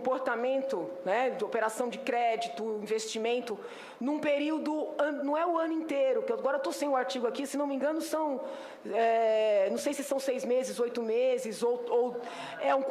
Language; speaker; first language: Portuguese; native; Portuguese